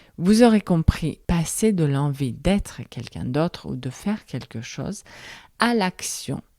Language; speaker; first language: French; non-native, fluent; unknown